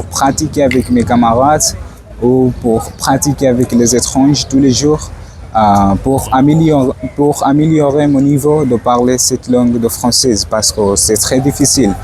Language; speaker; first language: French; non-native, learner; Swahili